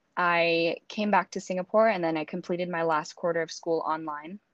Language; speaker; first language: English; native; English